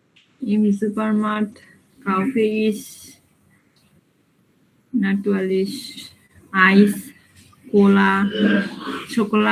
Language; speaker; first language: German; non-native, learner; Bangla